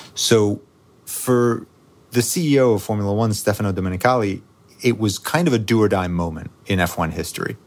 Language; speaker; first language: English; native; English